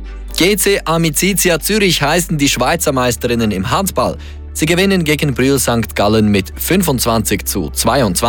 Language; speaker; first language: German; native; German